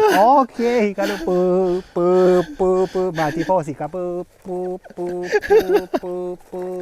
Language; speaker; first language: Thai; native; Thai